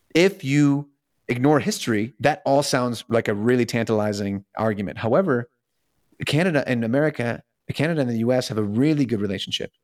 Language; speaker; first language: English; early bilingual, other home language; Russian